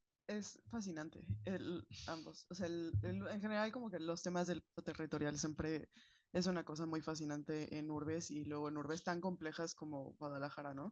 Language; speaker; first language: Spanish; native; Spanish